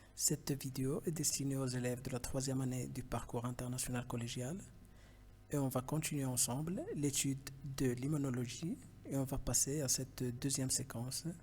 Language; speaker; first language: French; non-native, local second language; Arabic